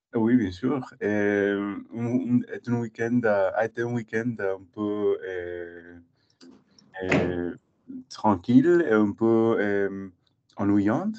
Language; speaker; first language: French; non-native, learner; English